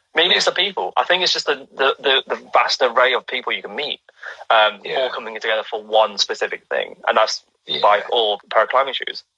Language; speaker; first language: English; native; English